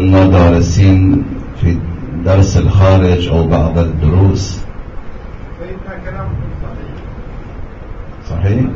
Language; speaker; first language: Arabic; non-native, fluent; Persian